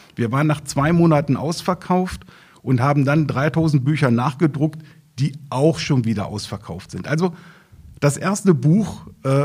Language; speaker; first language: German; native; German